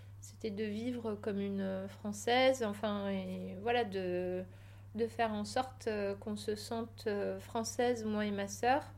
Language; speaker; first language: French; early bilingual, other home language; Portuguese